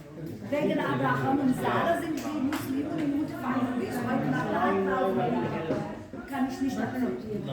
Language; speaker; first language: German; non-native, learner; Urdu